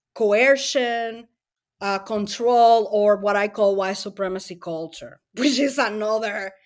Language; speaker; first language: English; non-native, fluent; Spanish